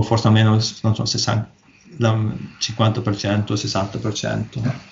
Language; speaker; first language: Italian; non-native, learner; Norwegian